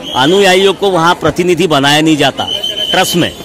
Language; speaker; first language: Hindi; non-native, local second language; Marathi